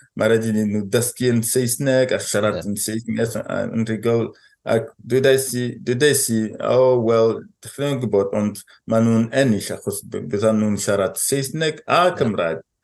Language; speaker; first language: Welsh; non-native, fluent; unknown